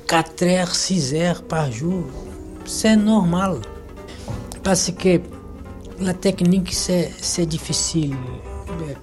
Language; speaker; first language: French; non-native, fluent; Portuguese